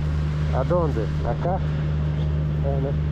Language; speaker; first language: Spanish; non-native, learner; Portuguese